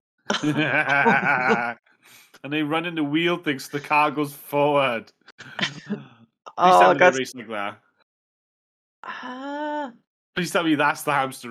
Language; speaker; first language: English; native; English